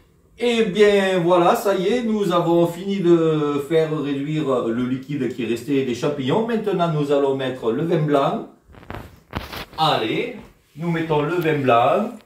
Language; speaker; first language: French; native; French